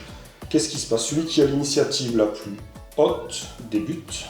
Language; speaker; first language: French; native; French